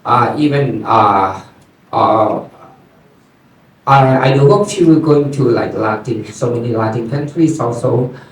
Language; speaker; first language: English; non-native, learner; Thai